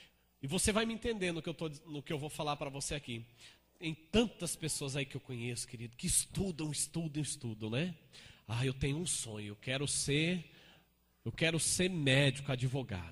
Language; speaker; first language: Portuguese; native; Portuguese